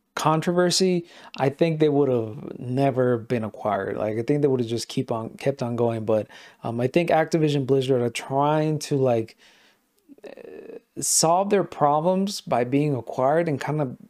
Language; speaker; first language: English; non-native, fluent; Spanish